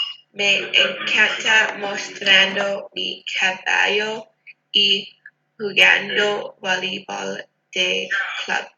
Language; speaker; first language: Spanish; non-native, learner; English